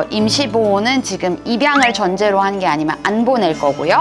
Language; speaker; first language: Korean; native; Korean